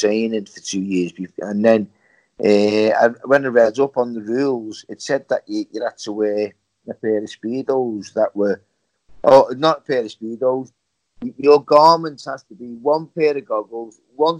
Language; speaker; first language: English; native; English